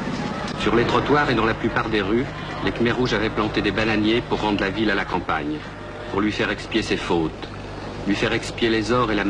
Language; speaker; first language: French; native; French